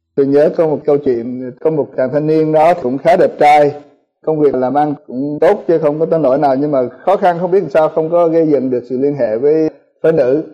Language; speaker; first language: Vietnamese; early bilingual, heritage; Vietnamese